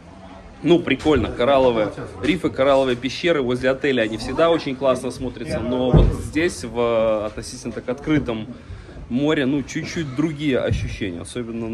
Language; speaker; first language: Russian; native; Russian